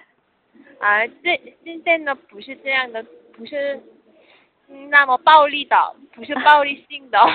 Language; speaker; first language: Chinese; non-native, learner; Korean